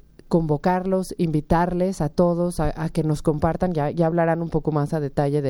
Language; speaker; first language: Spanish; native; Spanish